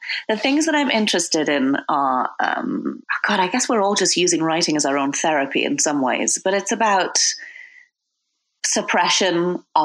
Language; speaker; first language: English; native; English